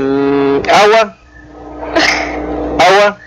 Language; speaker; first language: Spanish; native; Spanish